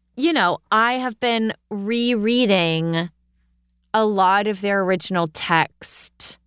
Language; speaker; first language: English; native; English